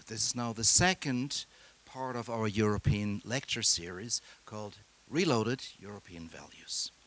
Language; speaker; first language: English; non-native, fluent; German